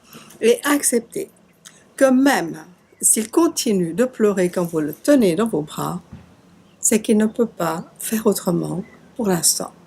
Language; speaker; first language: French; native; French